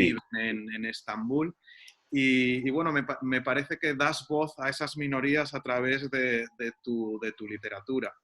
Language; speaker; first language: Spanish; native; Spanish